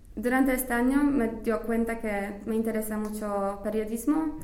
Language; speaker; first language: Spanish; non-native, fluent; English